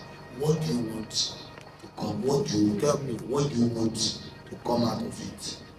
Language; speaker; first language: English; non-native, local second language; Igbo